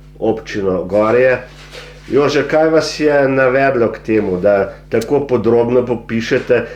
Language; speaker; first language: Slovenian; native; Slovenian